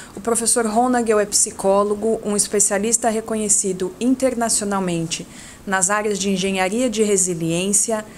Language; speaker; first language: Portuguese; native; Portuguese